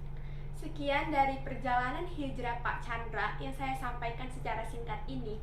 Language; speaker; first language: Indonesian; native; Indonesian